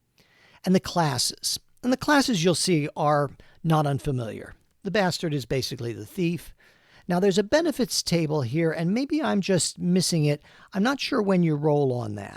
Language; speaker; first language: English; native; English